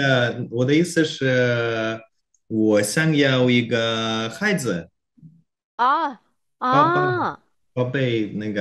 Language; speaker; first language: Chinese; non-native, learner; Korean